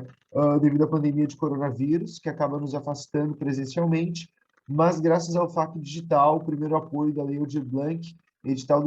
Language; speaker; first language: Portuguese; native; Portuguese